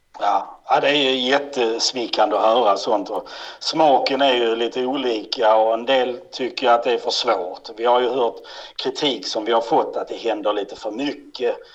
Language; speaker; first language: Swedish; native; Swedish